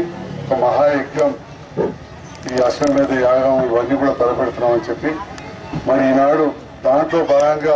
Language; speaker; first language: Telugu; native; Telugu